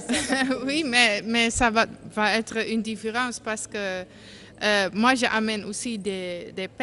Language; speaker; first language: French; non-native, learner; Dutch